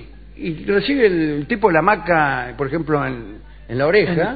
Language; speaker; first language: Spanish; native; Spanish